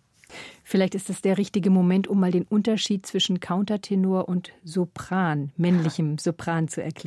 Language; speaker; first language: German; native; German